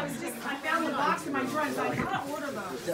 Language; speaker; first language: English; native; English